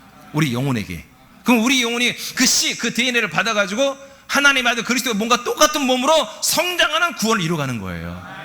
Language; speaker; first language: Korean; native; Korean